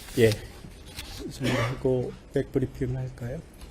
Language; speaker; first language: Korean; native; Korean